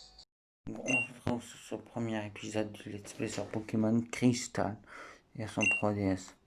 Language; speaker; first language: French; native; French